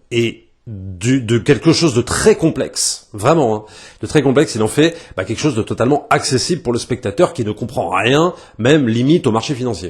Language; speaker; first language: French; native; French